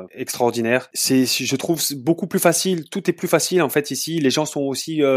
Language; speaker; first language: French; native; French